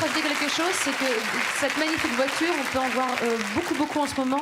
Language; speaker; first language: French; native; French